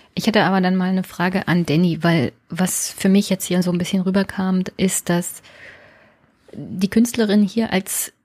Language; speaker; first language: German; native; German